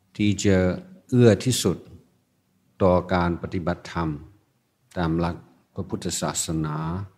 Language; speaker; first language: Thai; non-native, fluent; English